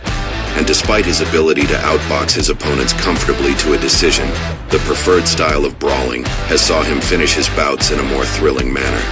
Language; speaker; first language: English; native; English